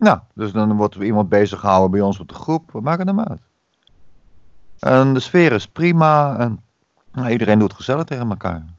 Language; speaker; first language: Dutch; native; Dutch